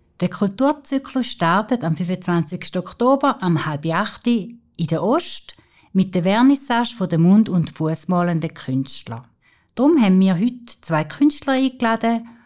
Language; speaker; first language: German; native; German